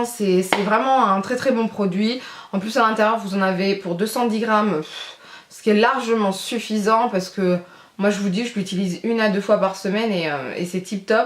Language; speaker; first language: French; native; French